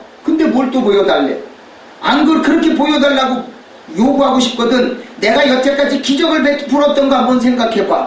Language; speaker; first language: Korean; native; Korean